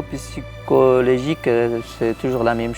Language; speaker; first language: French; non-native, learner; Tigrinya